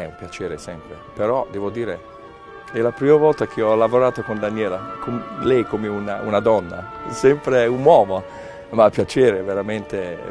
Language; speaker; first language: Italian; non-native, learner; English